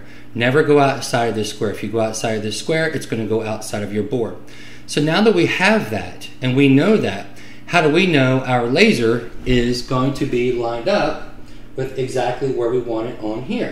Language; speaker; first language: English; native; English